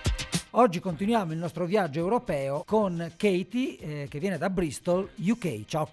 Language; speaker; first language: Italian; native; Italian